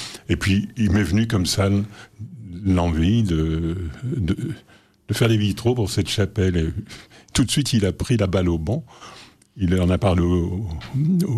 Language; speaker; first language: French; native; French